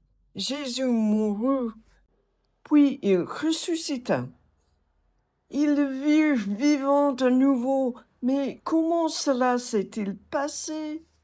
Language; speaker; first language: French; non-native, fluent; English